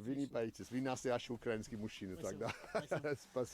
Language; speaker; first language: Russian; non-native, learner; English